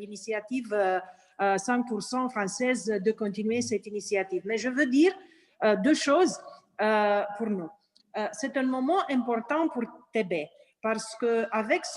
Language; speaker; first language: French; non-native, learner; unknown